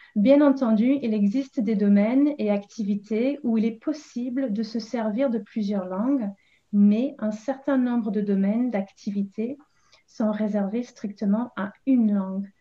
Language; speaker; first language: French; non-native, fluent; English